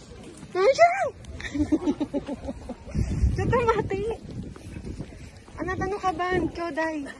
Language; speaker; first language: Japanese; non-native, learner; Filipino